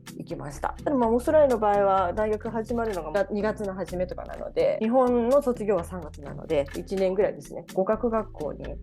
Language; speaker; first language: Japanese; native; Japanese